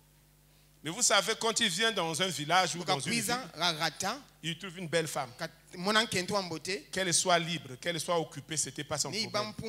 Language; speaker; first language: French; native; French